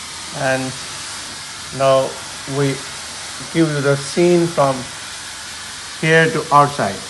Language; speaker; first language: English; non-native, learner; Urdu